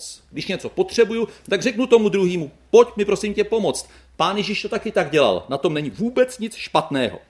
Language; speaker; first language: Czech; native; Czech